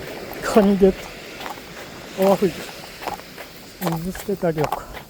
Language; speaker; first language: Japanese; native; Japanese